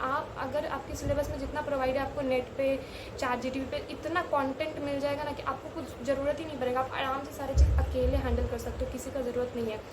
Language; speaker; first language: Hindi; native; Hindi